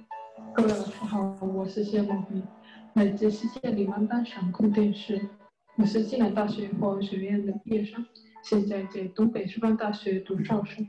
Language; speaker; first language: Chinese; non-native, fluent; Indonesian